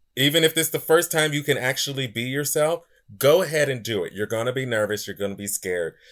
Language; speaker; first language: English; native; English